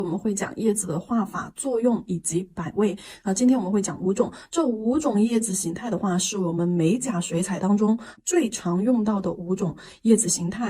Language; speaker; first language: Chinese; native; Chinese